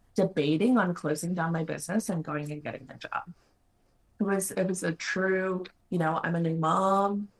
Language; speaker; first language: English; non-native, fluent; Spanish